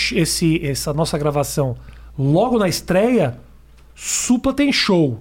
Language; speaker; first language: Portuguese; native; Portuguese